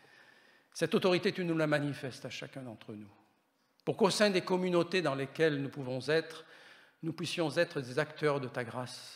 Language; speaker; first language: French; native; French